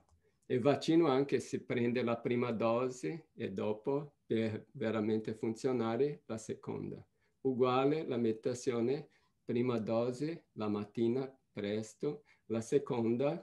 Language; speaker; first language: Italian; non-native, fluent; Portuguese